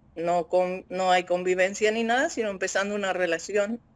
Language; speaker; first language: Spanish; native; Spanish